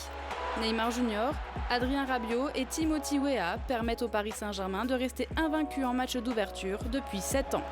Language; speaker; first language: French; native; French